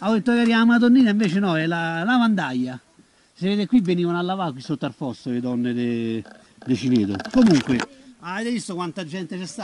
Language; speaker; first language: Italian; native; Italian